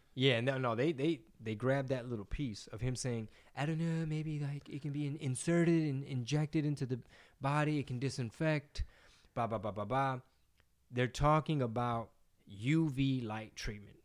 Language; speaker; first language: English; early bilingual, other home language; Spanish